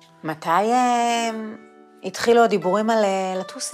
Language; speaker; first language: Hebrew; native; Hebrew